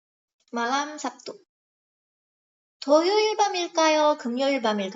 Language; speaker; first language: Korean; non-native, fluent; Indonesian